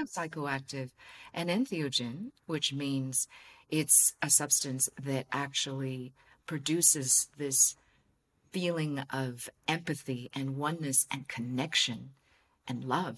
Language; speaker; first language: English; non-native, local second language; Cantonese